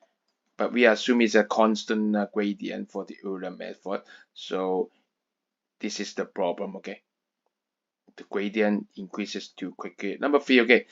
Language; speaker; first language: English; non-native, fluent; Chinese